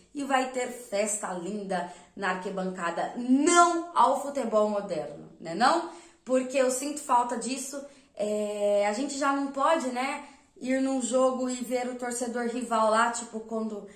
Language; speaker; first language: Portuguese; native; Portuguese